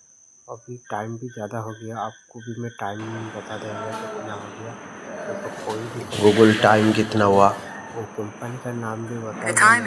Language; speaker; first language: Hindi; non-native, local second language; Odia